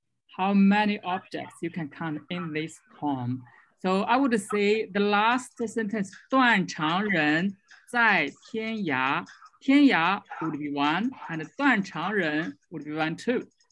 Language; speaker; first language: English; non-native, fluent; Chinese